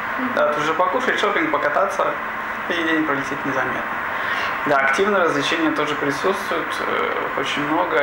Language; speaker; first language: Russian; native; Russian